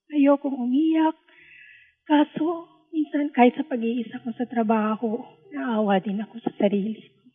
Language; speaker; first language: Filipino; non-native, local second language; Hiligaynon